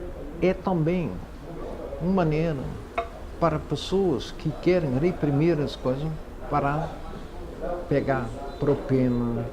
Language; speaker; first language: Portuguese; non-native, fluent; Dutch